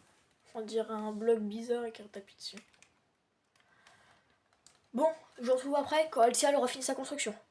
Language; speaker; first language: French; native; French